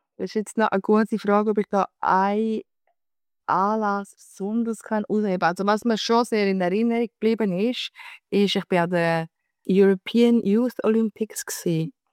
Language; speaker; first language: German; native; German